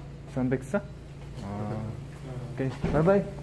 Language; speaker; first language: Korean; non-native, learner; Filipino